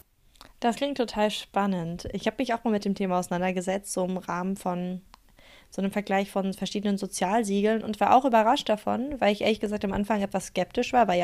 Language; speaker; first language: German; native; German